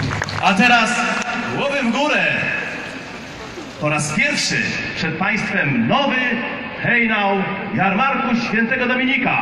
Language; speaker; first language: Polish; native; Polish